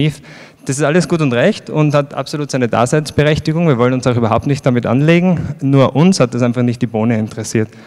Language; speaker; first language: German; native; German